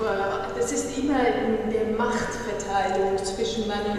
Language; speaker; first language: German; non-native, fluent; Persian